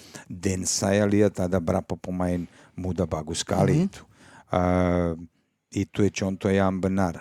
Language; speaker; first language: Indonesian; non-native, fluent; Serbian